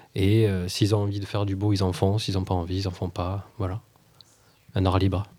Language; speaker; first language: French; native; French